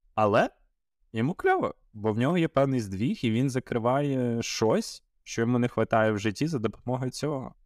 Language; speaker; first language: Ukrainian; native; Ukrainian